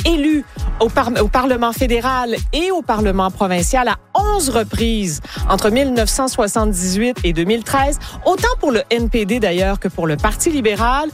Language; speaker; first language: French; native; French